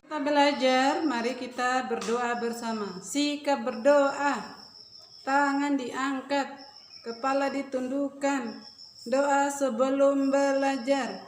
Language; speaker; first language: Indonesian; native; Indonesian